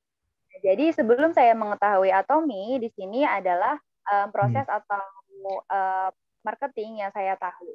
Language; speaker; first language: Indonesian; native; Indonesian